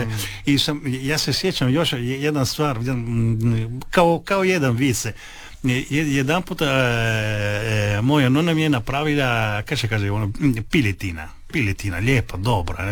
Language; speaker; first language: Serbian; early bilingual, heritage; Italian